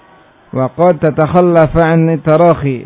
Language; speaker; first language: Arabic; non-native, fluent; Indonesian